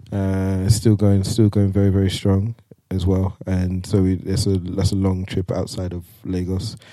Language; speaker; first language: English; native; English